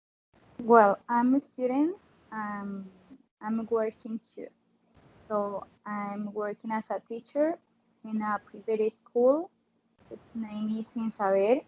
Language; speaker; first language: English; non-native, learner; Spanish